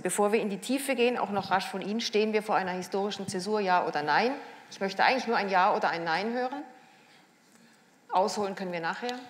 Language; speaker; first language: German; native; German